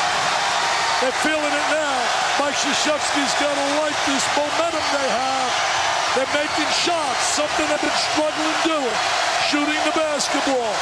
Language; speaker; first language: English; native; English